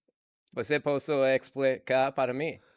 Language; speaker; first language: Portuguese; non-native, learner; English